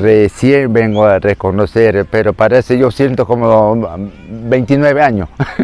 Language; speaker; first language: Spanish; non-native, local second language; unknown